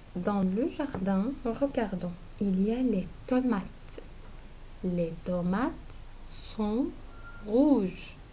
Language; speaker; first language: French; non-native, fluent; Arabic